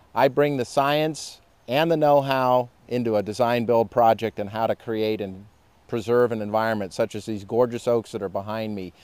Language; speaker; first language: English; native; English